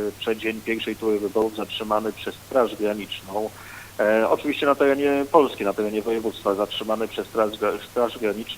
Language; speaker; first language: Polish; native; Polish